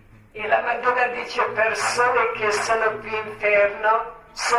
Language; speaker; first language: Italian; non-native, learner; Croatian